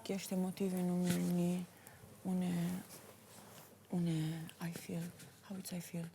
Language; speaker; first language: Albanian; non-native, learner; Romanian